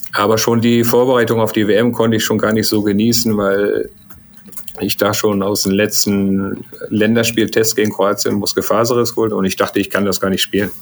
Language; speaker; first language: German; native; German